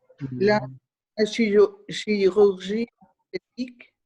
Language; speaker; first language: French; non-native, learner; Spanish